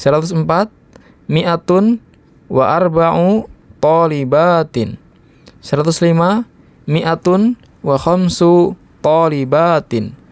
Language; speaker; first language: Arabic; non-native, learner; Indonesian